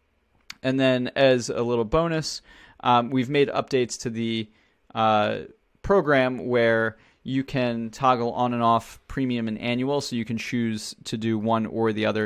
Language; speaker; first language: English; native; English